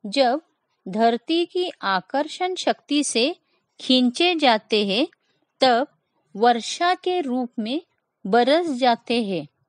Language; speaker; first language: Hindi; non-native, local second language; Kannada